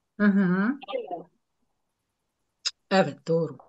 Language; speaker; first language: Turkish; non-native, fluent; Ukrainian